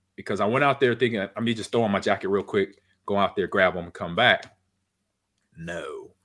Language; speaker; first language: English; native; English